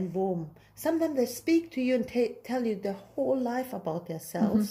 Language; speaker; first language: English; non-native, fluent; German